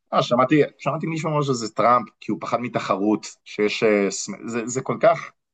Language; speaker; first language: Hebrew; non-native, fluent; English